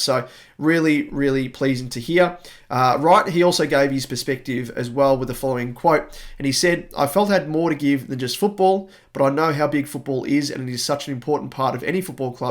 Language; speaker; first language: English; native; English